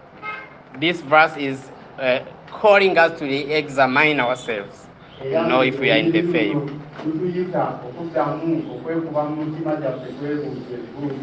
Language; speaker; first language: English; non-native, local second language; Kinyarwanda